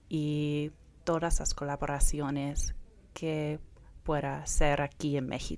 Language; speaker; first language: Spanish; non-native, fluent; English